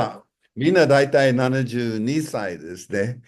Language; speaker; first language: Japanese; non-native, fluent; English